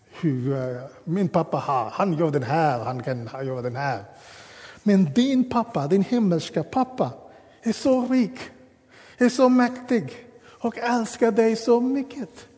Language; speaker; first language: Swedish; non-native, fluent; English